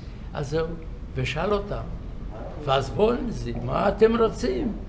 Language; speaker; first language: Hebrew; non-native, fluent; Yiddish